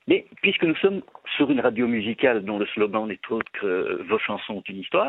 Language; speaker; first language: French; native; French